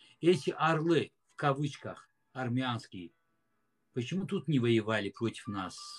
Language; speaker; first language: Russian; non-native, fluent; Azerbaijani